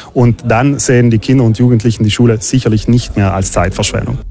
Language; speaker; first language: German; native; German